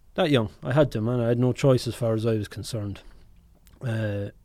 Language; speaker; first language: English; native; English